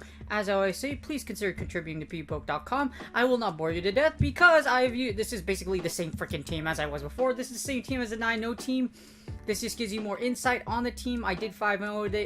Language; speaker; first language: English; native; English